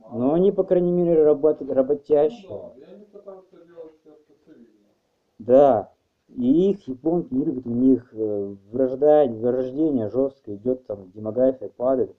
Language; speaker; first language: Russian; native; Russian